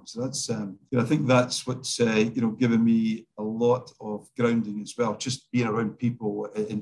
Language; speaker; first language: English; native; English